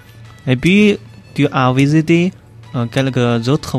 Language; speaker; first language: French; non-native, learner; Chinese